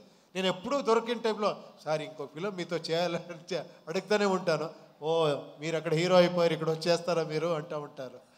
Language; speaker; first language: Telugu; non-native, local second language; Kannada